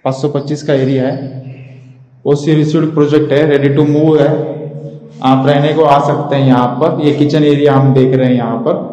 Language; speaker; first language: Hindi; non-native, local second language; Marathi